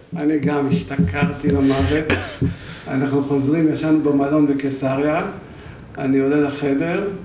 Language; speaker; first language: Hebrew; native; Hebrew